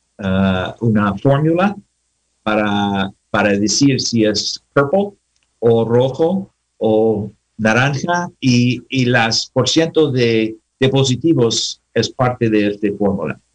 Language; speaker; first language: Spanish; non-native, learner; English